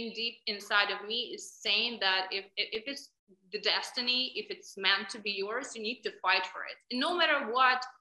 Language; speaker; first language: English; non-native, fluent; Ukrainian